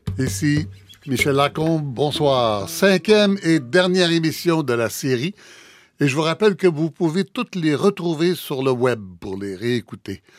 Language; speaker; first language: French; native; French